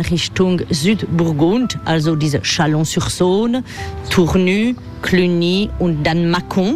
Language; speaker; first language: German; non-native, fluent; French